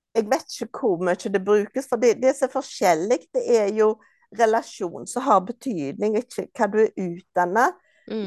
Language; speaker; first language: Norwegian; native; Norwegian